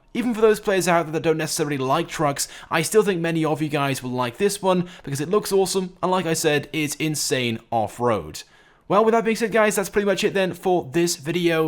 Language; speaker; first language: English; native; English